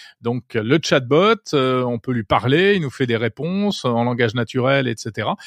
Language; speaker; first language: French; native; French